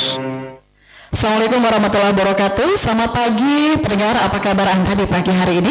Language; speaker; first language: Indonesian; native; Indonesian